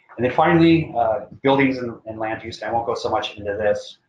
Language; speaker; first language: English; native; English